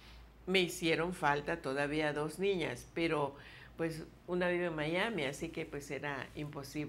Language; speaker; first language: Spanish; native; Spanish